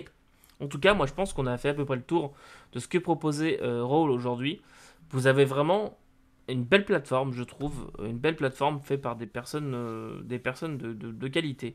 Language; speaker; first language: French; native; French